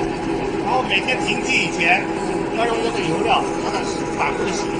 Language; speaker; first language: Chinese; native; Chinese